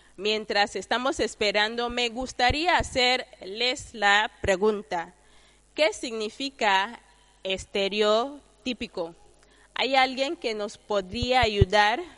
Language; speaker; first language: Spanish; non-native, fluent; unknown